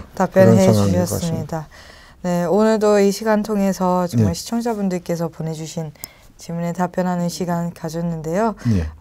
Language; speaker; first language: Korean; native; Korean